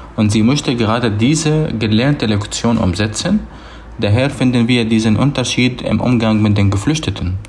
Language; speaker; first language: German; non-native, fluent; Arabic